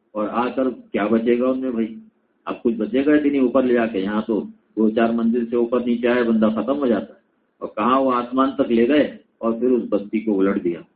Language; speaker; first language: Urdu; native; Urdu